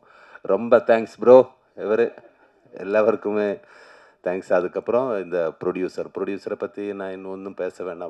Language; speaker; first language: Tamil; non-native, learner; Malayalam